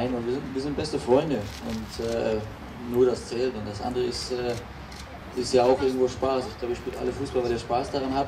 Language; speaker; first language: German; native; German